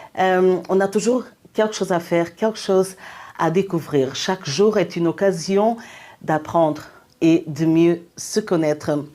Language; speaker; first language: French; non-native, fluent; Portuguese